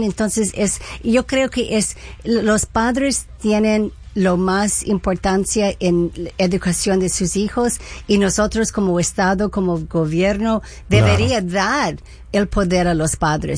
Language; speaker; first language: Spanish; early bilingual, heritage; Spanish